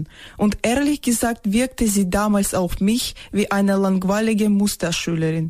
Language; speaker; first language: German; non-native, fluent; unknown